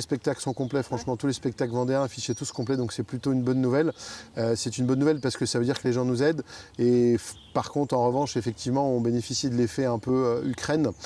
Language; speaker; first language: French; native; French